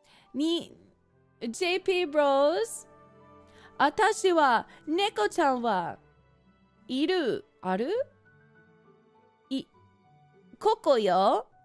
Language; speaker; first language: Japanese; non-native, learner; English